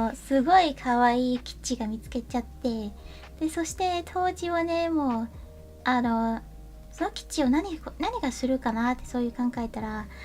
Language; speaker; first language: Japanese; non-native, learner; Chinese